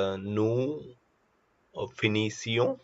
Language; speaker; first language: French; non-native, learner; Telugu